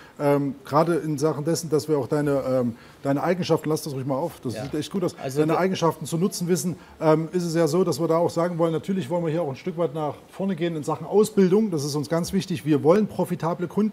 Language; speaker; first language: German; native; German